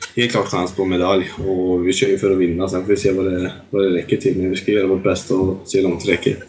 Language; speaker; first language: Swedish; native; Swedish